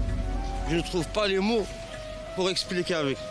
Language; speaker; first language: French; non-native, learner; Arabic